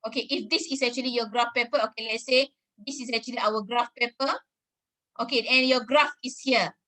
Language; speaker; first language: English; non-native, local second language; Malay